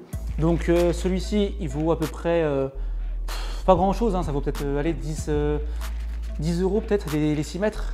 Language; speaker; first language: French; native; French